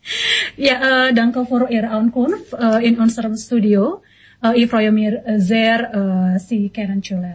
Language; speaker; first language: German; non-native, learner; Indonesian